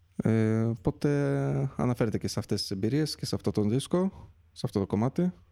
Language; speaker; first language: Greek; early bilingual, other home language; Polish